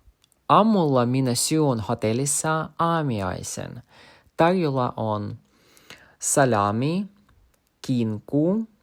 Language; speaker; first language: Finnish; non-native, learner; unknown